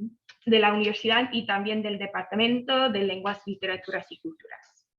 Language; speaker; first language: Spanish; non-native, fluent; English